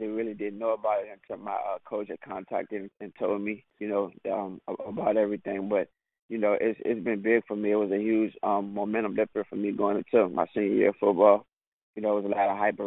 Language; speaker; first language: English; native; English